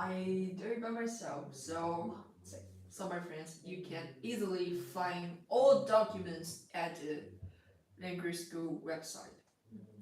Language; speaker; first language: English; non-native, fluent; Chinese